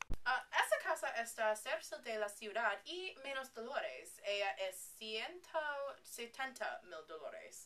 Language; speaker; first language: Spanish; non-native, learner; English